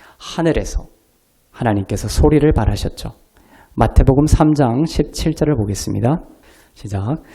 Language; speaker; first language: Korean; native; Korean